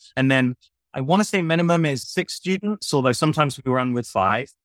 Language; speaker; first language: English; native; English